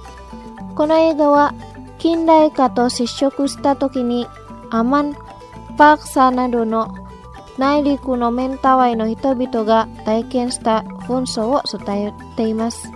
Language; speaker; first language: Japanese; non-native, fluent; Indonesian